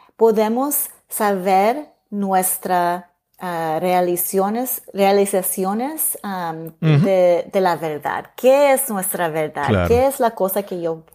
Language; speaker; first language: Spanish; early bilingual, heritage; Spanish